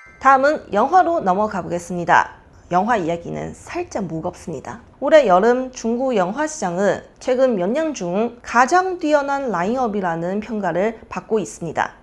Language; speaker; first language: Korean; non-native, fluent; Chinese